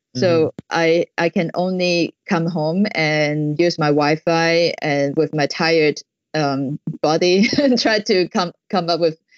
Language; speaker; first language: English; non-native, local second language; Cantonese